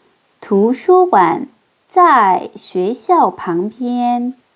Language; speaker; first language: Chinese; non-native, fluent; Korean